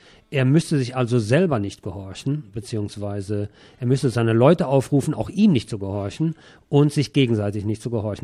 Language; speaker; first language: German; native; German